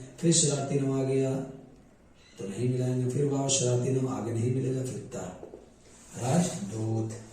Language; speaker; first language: Hindi; native; Hindi